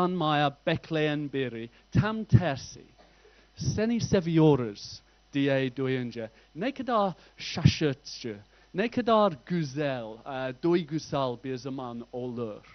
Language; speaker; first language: Turkish; non-native, fluent; English